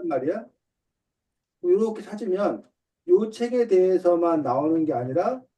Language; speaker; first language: Korean; native; Korean